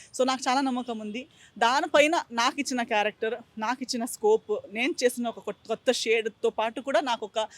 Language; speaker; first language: Telugu; non-native, fluent; Konkani